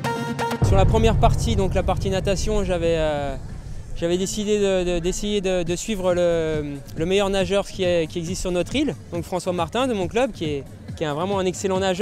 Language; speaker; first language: French; native; French